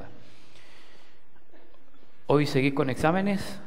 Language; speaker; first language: Spanish; native; Spanish